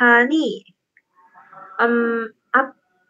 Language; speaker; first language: Korean; non-native, learner; Indonesian